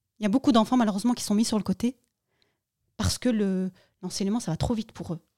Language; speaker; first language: French; early bilingual, other home language; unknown